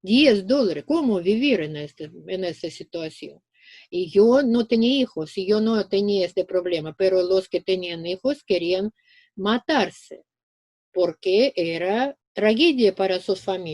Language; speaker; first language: Spanish; non-native, fluent; Russian